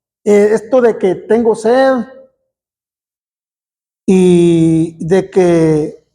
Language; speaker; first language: Spanish; native; Spanish